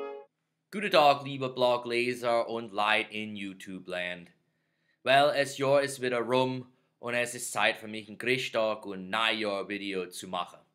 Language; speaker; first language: German; non-native, fluent; English